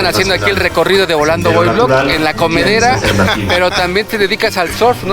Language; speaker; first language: Spanish; native; Spanish